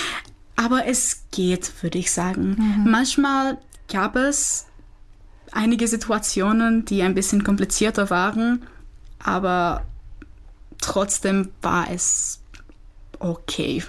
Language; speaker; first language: German; non-native, learner; Czech